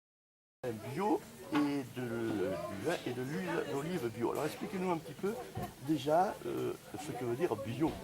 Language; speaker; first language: French; native; French